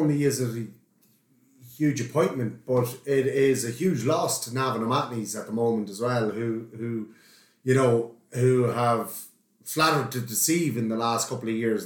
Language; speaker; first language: English; native; English